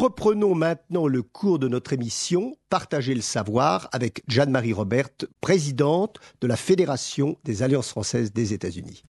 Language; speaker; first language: French; native; French